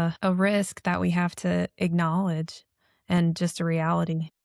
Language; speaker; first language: English; native; English